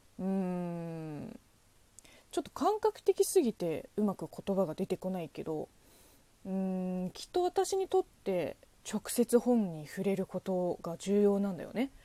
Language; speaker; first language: Japanese; non-native, fluent; Chinese